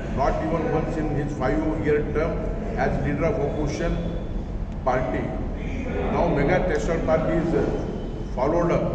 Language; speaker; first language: English; non-native, local second language; Kannada